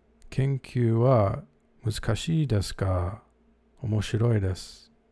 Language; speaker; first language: Japanese; non-native, learner; English